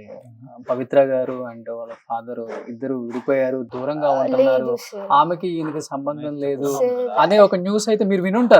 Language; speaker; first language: Telugu; native; Telugu